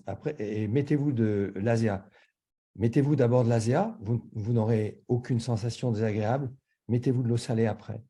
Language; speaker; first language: French; native; French